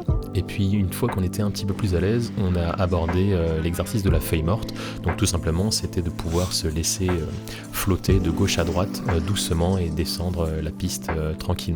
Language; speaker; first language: French; native; French